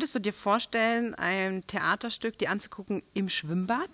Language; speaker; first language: German; native; German